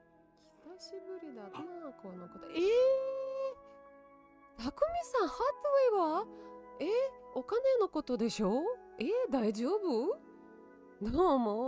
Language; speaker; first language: Japanese; non-native, learner; Russian